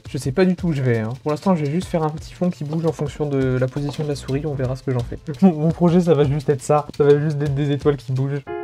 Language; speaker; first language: French; native; French